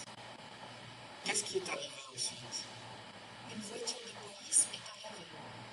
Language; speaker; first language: French; non-native, learner; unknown